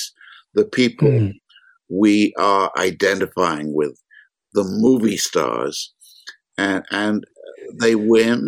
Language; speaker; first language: English; native; English